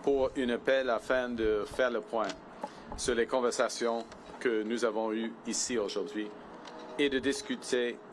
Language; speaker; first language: French; non-native, local second language; English